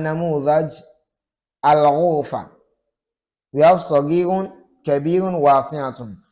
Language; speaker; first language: Arabic; non-native, fluent; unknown